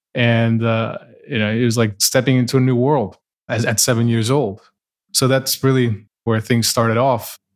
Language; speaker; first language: English; non-native, fluent; Portuguese